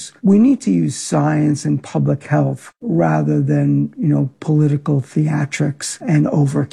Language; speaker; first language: English; native; English